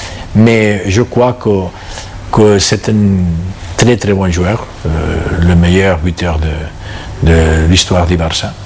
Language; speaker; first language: French; non-native, fluent; Catalan